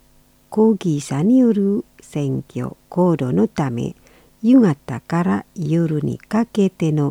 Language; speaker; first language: Japanese; non-native, fluent; Indonesian